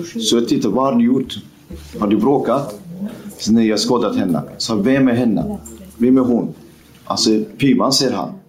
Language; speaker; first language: Swedish; non-native, fluent; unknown